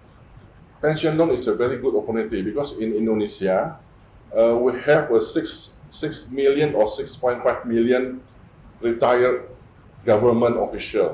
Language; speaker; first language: English; non-native, fluent; Indonesian